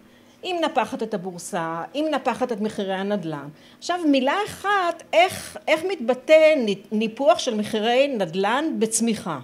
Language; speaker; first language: Hebrew; native; Hebrew